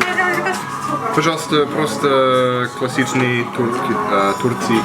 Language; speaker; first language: Russian; non-native, learner; English